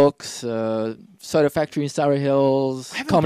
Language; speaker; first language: English; native; English